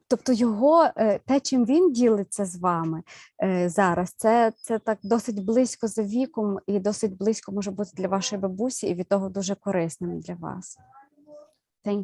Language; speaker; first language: Ukrainian; native; Ukrainian